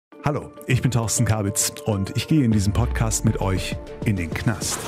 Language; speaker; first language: German; native; German